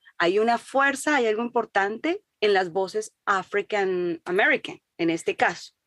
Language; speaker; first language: Spanish; native; Spanish